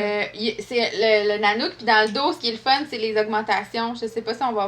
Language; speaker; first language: French; native; French